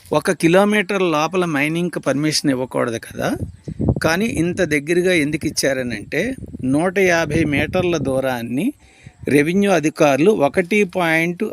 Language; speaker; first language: Telugu; native; Telugu